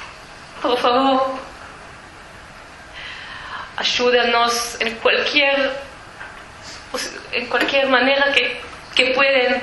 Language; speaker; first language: Spanish; early bilingual, heritage; Spanish